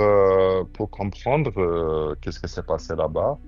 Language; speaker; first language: French; non-native, fluent; Romanian